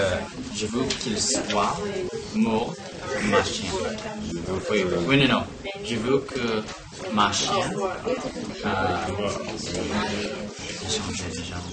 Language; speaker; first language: French; non-native, learner; English